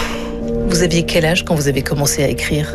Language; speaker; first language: French; native; French